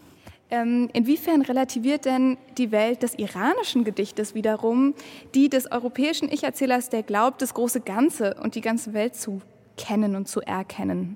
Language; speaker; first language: German; native; German